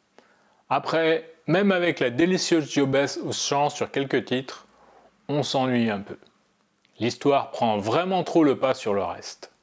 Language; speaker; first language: French; native; French